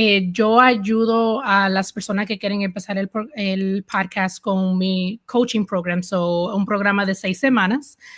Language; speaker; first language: Spanish; early bilingual, heritage; Spanish